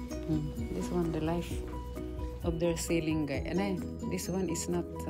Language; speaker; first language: English; non-native, learner; Filipino